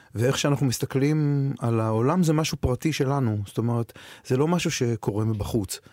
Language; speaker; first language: Hebrew; native; Hebrew